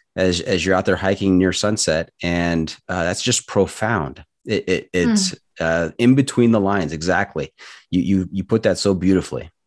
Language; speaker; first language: English; native; English